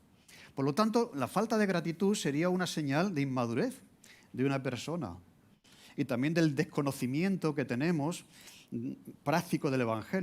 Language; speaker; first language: Spanish; native; Spanish